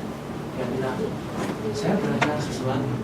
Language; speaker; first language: Indonesian; non-native, fluent; Japanese